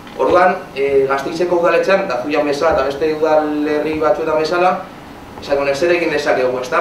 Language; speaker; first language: Basque; non-native, local second language; Spanish